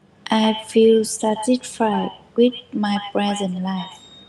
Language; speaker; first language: English; non-native, learner; Vietnamese